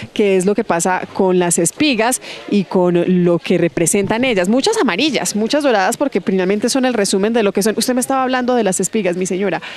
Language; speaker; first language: Spanish; native; Spanish